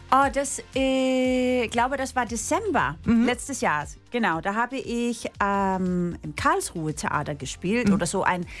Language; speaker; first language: German; non-native, fluent; Danish